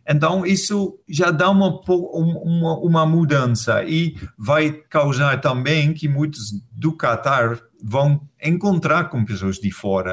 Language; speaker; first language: Portuguese; non-native, fluent; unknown